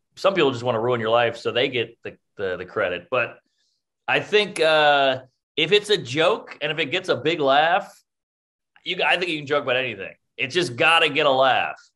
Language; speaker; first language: English; native; English